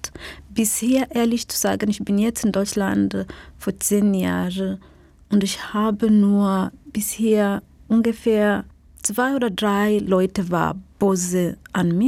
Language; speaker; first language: German; non-native, learner; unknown